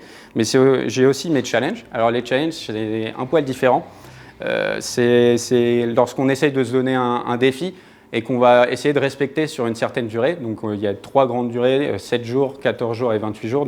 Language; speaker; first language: French; native; French